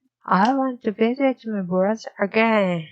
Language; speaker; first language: English; non-native, learner; Japanese